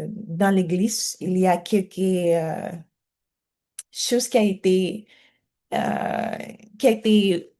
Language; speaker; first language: French; non-native, learner; English